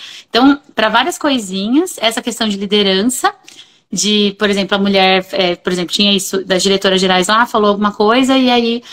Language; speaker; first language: Portuguese; native; Portuguese